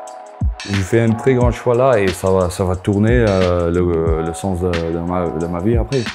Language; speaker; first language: French; non-native, fluent; Afrikaans